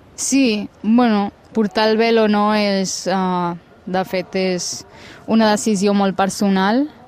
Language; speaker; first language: Catalan; early bilingual, other home language; Punjabi